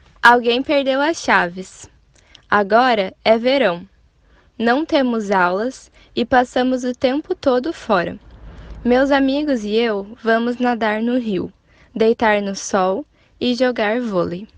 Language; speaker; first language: Portuguese; non-native, learner; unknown